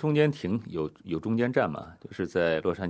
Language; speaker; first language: Chinese; native; Chinese